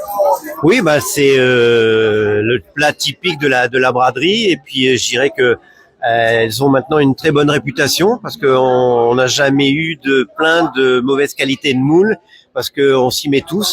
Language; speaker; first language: French; native; French